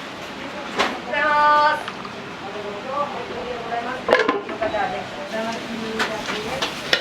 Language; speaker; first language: Japanese; native; Japanese